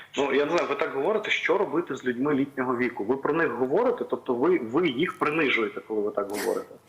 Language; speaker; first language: Ukrainian; native; Ukrainian